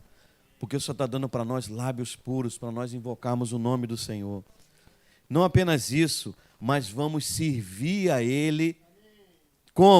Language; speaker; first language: Portuguese; native; Portuguese